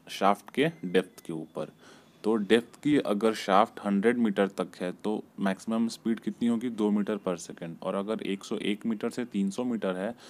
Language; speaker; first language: Hindi; native; Hindi